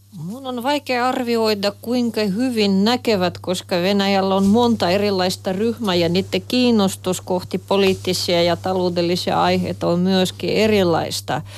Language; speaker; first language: Finnish; non-native, fluent; Russian